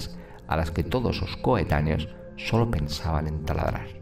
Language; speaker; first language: Spanish; native; Spanish